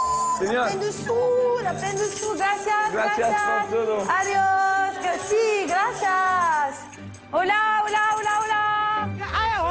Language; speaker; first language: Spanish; non-native, learner; French